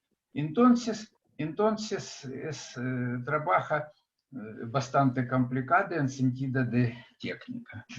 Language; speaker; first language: Spanish; non-native, fluent; Russian